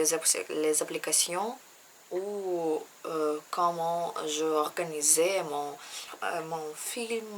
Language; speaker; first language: French; non-native, learner; Russian